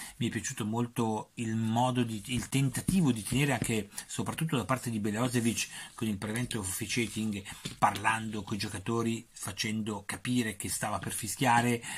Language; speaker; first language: Italian; native; Italian